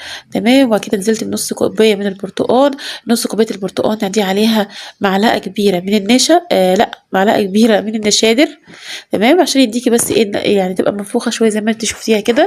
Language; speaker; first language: Arabic; native; Arabic